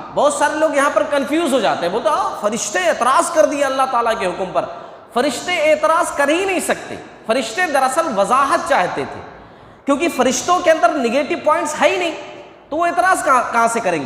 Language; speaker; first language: Urdu; native; Urdu